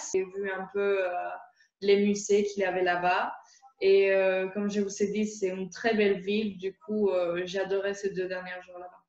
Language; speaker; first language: French; non-native, fluent; Spanish